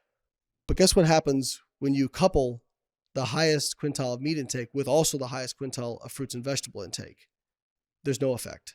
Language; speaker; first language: English; native; English